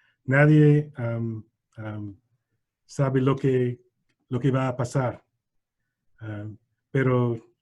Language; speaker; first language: Spanish; non-native, learner; English